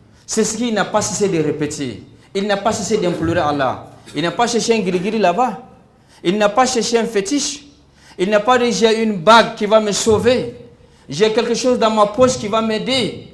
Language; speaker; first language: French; non-native, local second language; Bambara